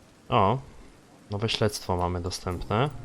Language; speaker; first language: Polish; native; Polish